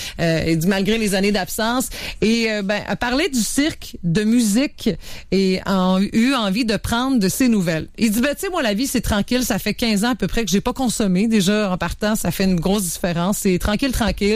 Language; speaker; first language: French; native; French